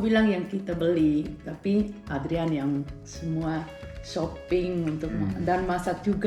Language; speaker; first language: Indonesian; early bilingual, heritage; Indonesian